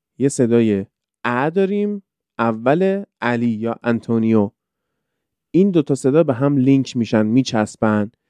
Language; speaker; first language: Persian; native; Persian